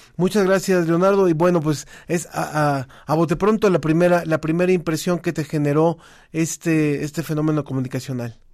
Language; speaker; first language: Spanish; native; Spanish